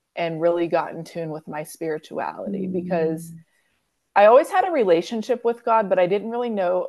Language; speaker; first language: English; native; English